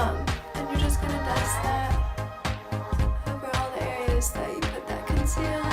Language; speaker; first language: English; native; English